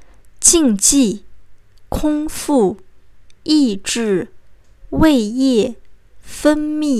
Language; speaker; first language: Chinese; native; Chinese